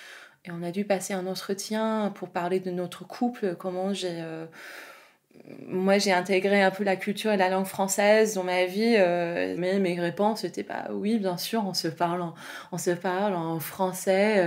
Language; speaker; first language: French; non-native, fluent; English